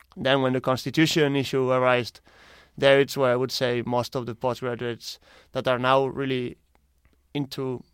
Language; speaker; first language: English; non-native, fluent; Spanish